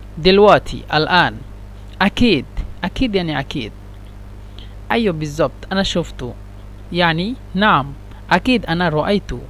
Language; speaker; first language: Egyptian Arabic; non-native, learner; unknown